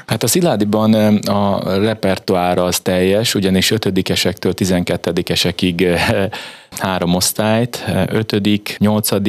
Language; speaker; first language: Hungarian; native; Hungarian